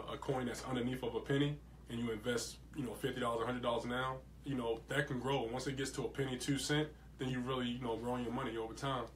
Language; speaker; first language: English; native; English